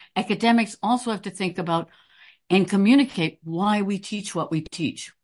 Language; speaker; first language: English; native; English